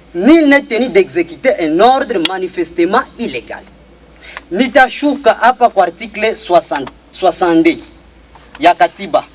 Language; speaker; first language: French; non-native, local second language; Swahili